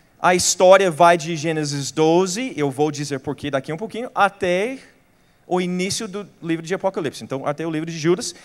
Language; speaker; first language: Portuguese; non-native, fluent; English